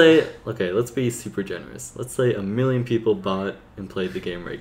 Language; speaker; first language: English; native; English